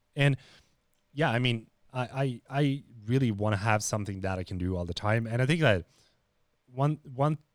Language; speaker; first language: English; non-native, fluent; Swedish